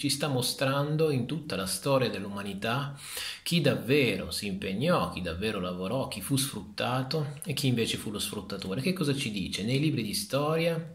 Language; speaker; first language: Italian; native; Italian